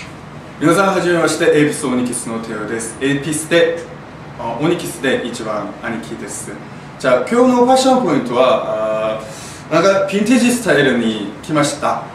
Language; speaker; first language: Japanese; non-native, learner; Korean